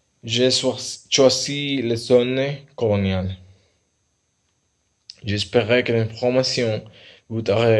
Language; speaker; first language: French; non-native, learner; Spanish